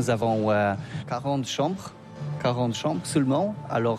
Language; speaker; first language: French; non-native, fluent; Polish